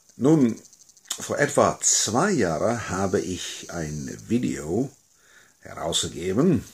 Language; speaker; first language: German; non-native, fluent; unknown